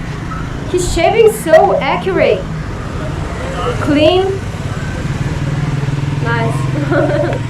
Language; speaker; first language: English; non-native, fluent; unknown